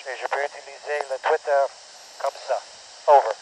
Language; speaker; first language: French; non-native, local second language; English